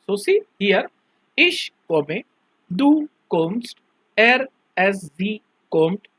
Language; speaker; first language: German; non-native, learner; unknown